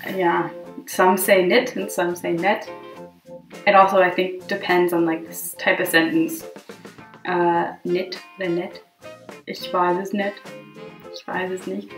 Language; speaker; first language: German; non-native, learner; English